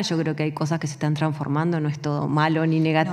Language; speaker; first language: Spanish; native; Spanish